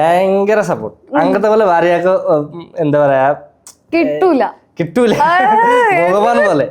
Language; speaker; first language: Malayalam; non-native, local second language; Bangla